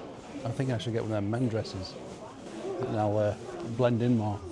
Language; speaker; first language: English; native; English